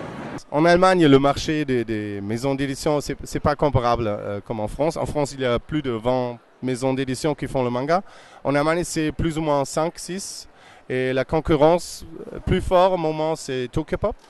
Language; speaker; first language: French; non-native, fluent; German